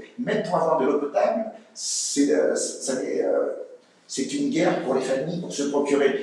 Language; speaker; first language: French; native; French